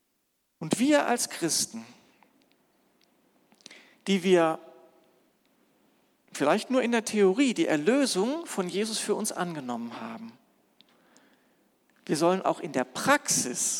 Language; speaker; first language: German; native; German